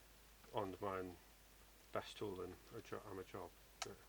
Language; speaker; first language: Welsh; non-native, learner; English